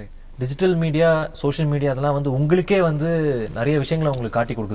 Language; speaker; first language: Tamil; native; Tamil